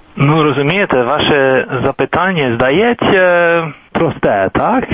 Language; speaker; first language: Ukrainian; non-native, fluent; English